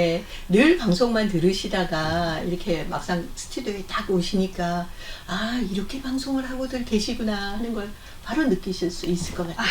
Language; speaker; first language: Korean; native; Korean